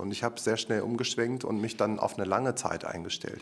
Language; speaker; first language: German; native; German